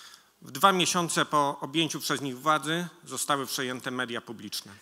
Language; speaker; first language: Polish; native; Polish